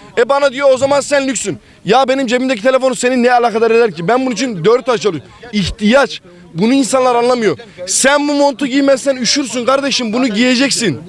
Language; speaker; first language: Turkish; native; Turkish